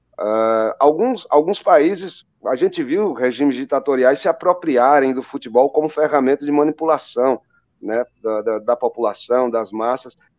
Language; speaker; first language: Portuguese; native; Portuguese